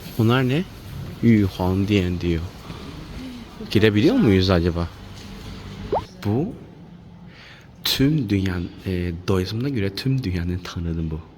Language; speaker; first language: Turkish; non-native, learner; Chinese